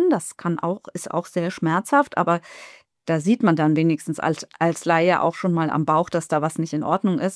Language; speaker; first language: German; native; German